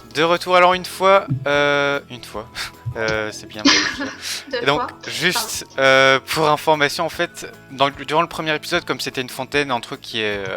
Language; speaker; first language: French; native; French